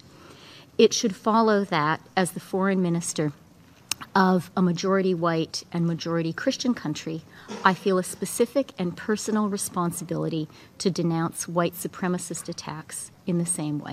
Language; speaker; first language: English; native; English